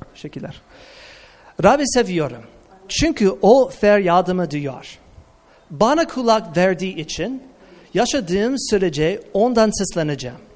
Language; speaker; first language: Turkish; non-native, fluent; English